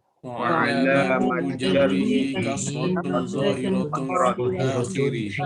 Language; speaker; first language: Arabic; non-native, learner; Malay